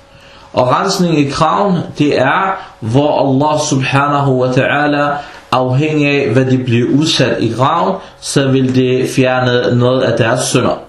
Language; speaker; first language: Danish; non-native, fluent; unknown